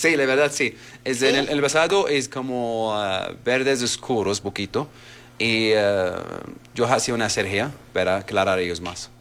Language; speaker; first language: Spanish; non-native, learner; Arabic